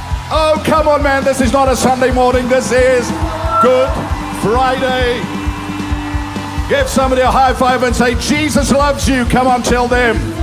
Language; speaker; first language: English; non-native, local second language; Afrikaans